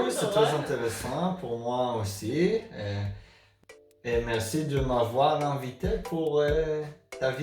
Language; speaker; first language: French; non-native, learner; Hebrew